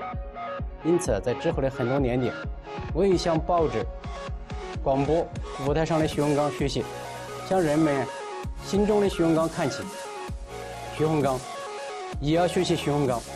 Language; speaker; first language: Chinese; native; Chinese